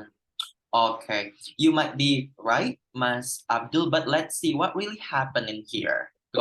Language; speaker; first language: English; non-native, fluent; Indonesian